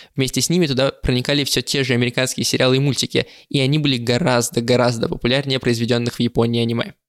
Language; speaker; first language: Russian; native; Russian